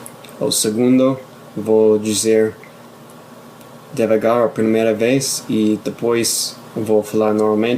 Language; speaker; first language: Portuguese; non-native, fluent; English